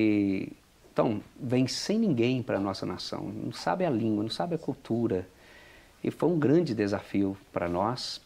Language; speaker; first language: Portuguese; native; Portuguese